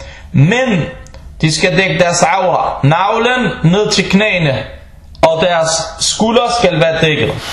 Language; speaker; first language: Danish; early bilingual, other home language; Arabic